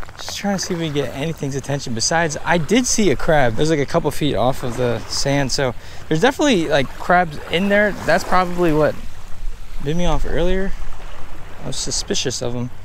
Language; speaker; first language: English; native; English